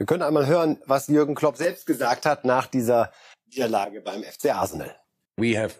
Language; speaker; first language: German; native; German